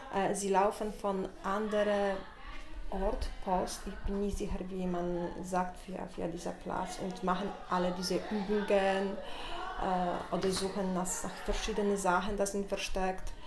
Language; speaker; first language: German; non-native, learner; Polish